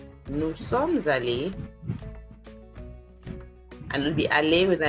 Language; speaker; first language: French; non-native, fluent; English